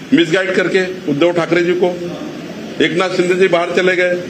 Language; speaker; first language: Hindi; non-native, local second language; Marathi